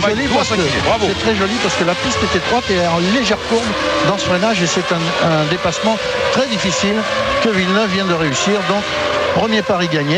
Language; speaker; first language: French; native; French